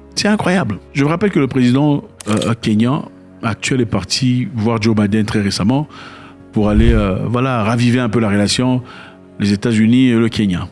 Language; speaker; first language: French; non-native, local second language; Lingala